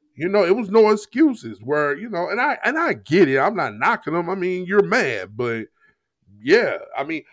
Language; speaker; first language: English; native; English